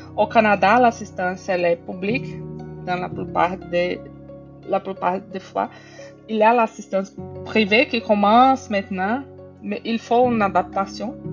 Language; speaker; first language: French; non-native, fluent; Portuguese